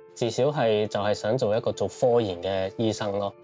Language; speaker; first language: Cantonese; early bilingual, other home language; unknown